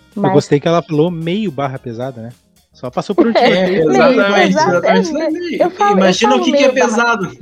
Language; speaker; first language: Portuguese; native; Portuguese